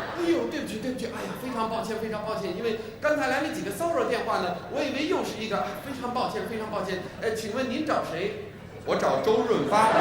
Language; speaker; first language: Chinese; non-native, fluent; English